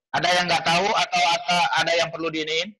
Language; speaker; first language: Indonesian; native; Indonesian